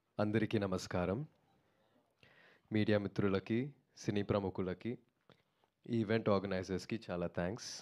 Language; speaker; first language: Telugu; non-native, learner; Tamil